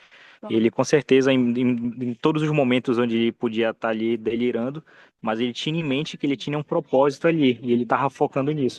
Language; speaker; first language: Portuguese; native; Portuguese